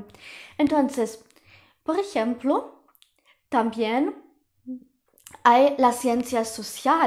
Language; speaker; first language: Spanish; non-native, fluent; German